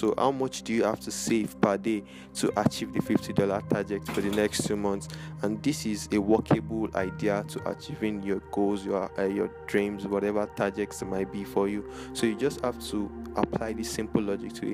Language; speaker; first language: English; non-native, local second language; Yoruba